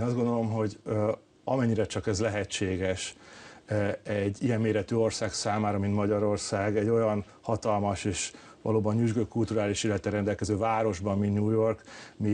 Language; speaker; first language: Hungarian; native; Hungarian